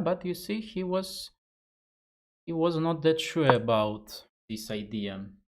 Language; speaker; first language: English; non-native, fluent; Russian